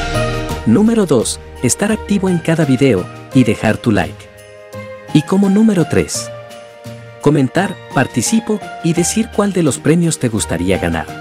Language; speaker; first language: Spanish; native; Spanish